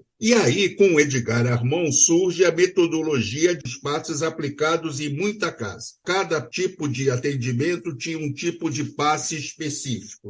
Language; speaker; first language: Portuguese; native; Portuguese